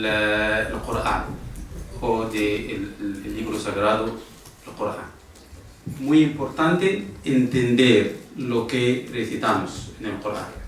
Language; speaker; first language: Spanish; non-native, fluent; Arabic